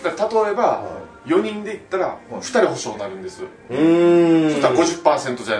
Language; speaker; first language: Japanese; native; Japanese